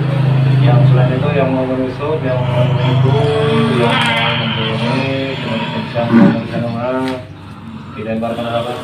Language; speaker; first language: Indonesian; non-native, local second language; Javanese